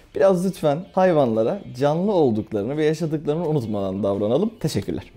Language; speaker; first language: Turkish; native; Turkish